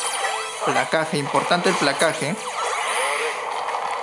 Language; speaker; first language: Spanish; native; Spanish